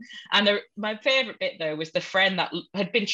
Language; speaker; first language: English; native; English